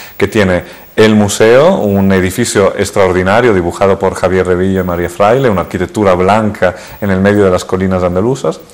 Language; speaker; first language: Spanish; early bilingual, heritage; Spanish